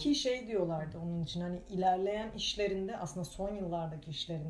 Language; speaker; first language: Turkish; non-native, fluent; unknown